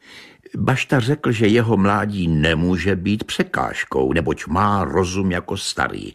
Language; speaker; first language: Czech; native; Czech